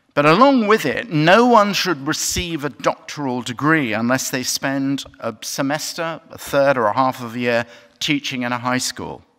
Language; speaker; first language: English; native; English